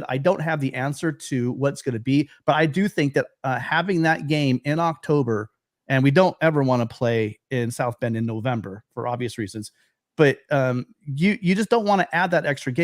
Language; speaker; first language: English; native; English